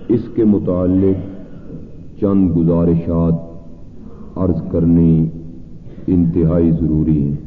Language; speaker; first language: Urdu; native; Urdu